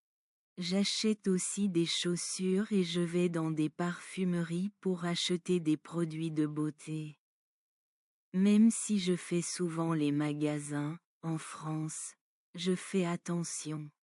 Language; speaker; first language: French; non-native, learner; Bangla